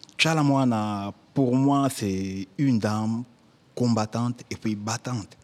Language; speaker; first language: French; non-native, local second language; Lingala